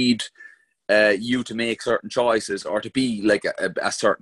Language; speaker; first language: English; native; English